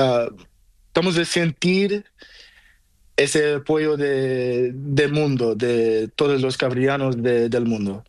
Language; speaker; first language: Spanish; non-native, learner; Portuguese